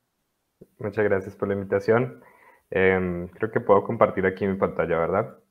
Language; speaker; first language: Spanish; native; Spanish